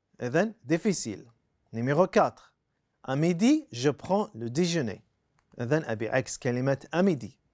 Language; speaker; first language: French; non-native, fluent; Arabic